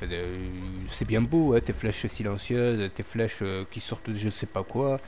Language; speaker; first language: French; native; French